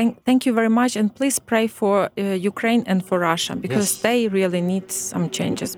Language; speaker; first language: English; non-native, fluent; Ukrainian